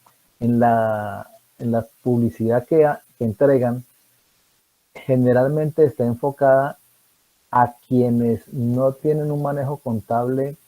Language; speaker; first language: Spanish; native; Spanish